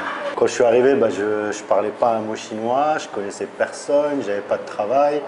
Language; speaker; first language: French; early bilingual, other home language; Arabic